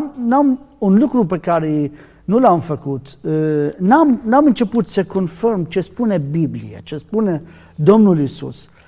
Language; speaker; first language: Romanian; non-native, learner; Arabic